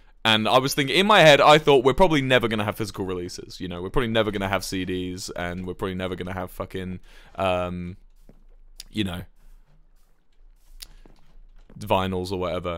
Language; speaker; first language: English; native; English